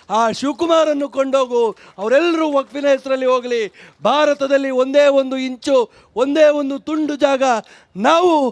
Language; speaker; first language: Kannada; native; Kannada